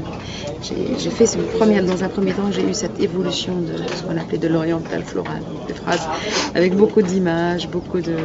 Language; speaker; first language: French; non-native, fluent; Arabic